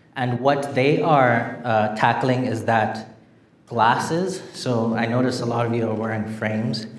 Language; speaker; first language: English; non-native, local second language; Shona